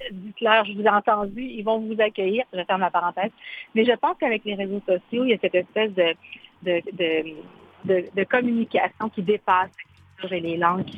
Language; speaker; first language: French; early bilingual, other home language; Spanish